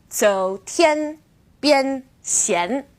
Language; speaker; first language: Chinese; non-native, fluent; English